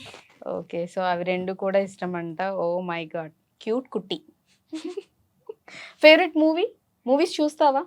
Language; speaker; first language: Telugu; native; Telugu